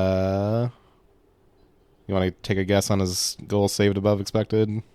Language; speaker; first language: English; native; English